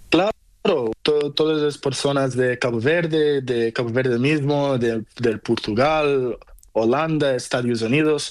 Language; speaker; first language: Spanish; non-native, learner; Portuguese